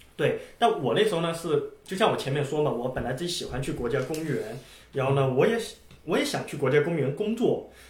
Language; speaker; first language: Chinese; non-native, local second language; Cantonese